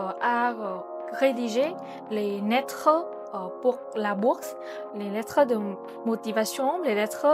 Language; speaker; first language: French; non-native, fluent; Vietnamese